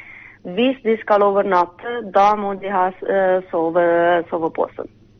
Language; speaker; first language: Norwegian; non-native, fluent; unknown